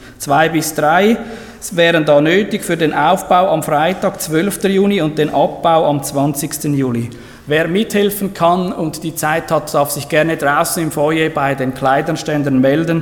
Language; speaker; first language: German; native; German